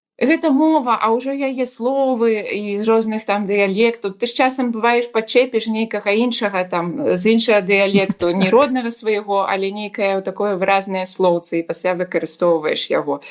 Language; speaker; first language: Belarusian; non-native, local second language; Russian